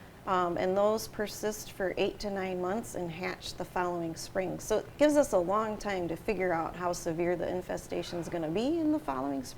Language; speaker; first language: English; native; English